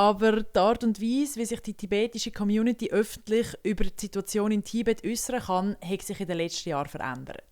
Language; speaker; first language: German; native; German